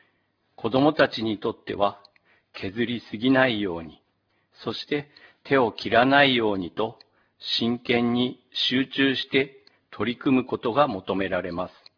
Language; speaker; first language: Japanese; native; Japanese